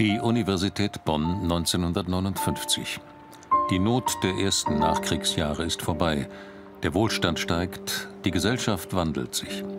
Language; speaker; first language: German; native; German